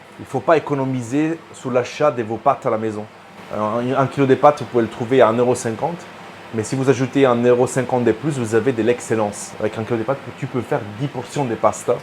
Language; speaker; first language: French; non-native, fluent; Italian